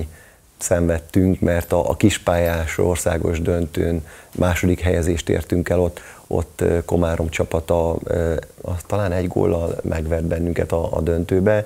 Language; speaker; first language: Hungarian; native; Hungarian